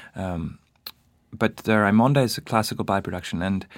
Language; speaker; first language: English; non-native, fluent; Swedish